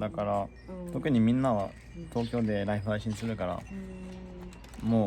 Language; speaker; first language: Japanese; non-native, fluent; French